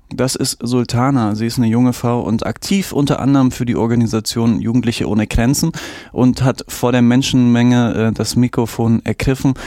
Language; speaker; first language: German; native; German